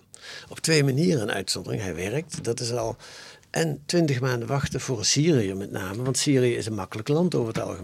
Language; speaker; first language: Dutch; native; Dutch